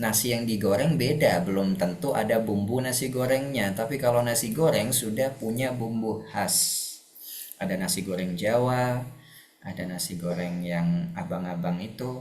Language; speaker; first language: Indonesian; native; Indonesian